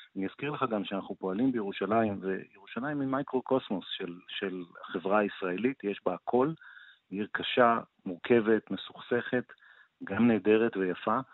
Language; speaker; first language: Hebrew; native; Hebrew